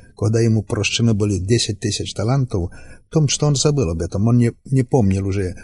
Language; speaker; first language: Russian; non-native, local second language; Rusyn